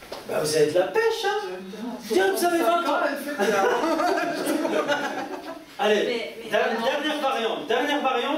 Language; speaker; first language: French; native; French